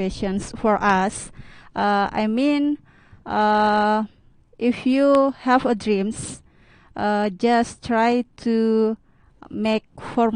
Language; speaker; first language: English; non-native, learner; Indonesian